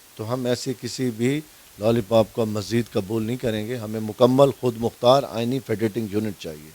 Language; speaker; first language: Urdu; non-native, local second language; Saraiki